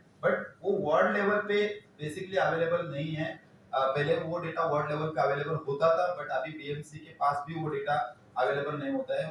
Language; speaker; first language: Hindi; non-native, local second language; Marathi